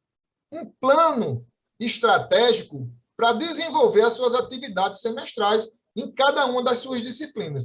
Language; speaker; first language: Portuguese; native; Portuguese